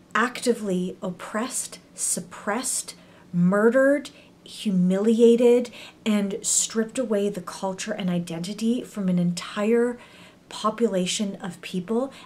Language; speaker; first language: English; native; English